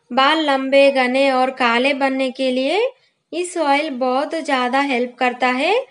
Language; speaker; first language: Hindi; non-native, local second language; Kannada